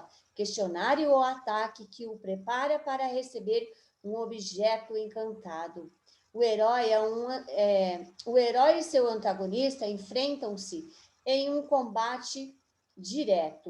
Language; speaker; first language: Portuguese; native; Portuguese